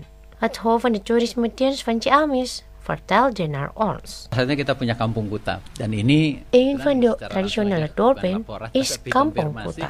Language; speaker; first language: Dutch; non-native, fluent; Indonesian